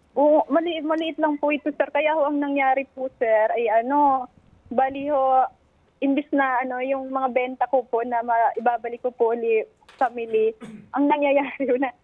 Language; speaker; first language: Filipino; non-native, local second language; Bikol